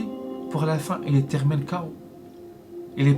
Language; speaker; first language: French; non-native, learner; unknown